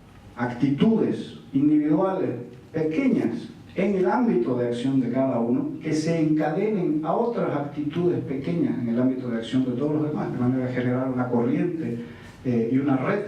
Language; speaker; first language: Spanish; native; Spanish